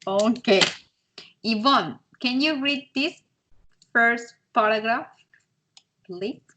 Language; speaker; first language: English; non-native, learner; Spanish